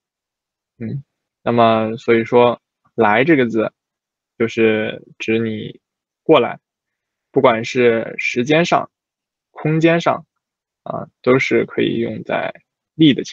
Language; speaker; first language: Chinese; native; Chinese